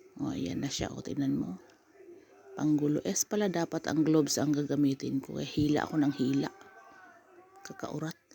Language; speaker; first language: Filipino; native; Filipino